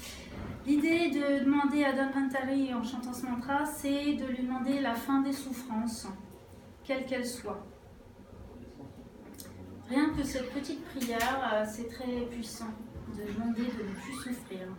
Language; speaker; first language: French; native; French